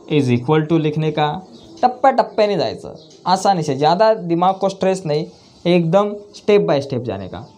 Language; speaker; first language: Hindi; non-native, local second language; Marathi